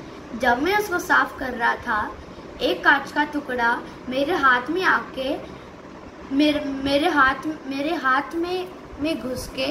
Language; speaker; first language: Hindi; native; Hindi